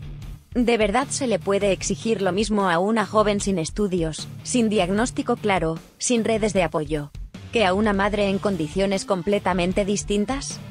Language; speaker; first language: Spanish; native; Spanish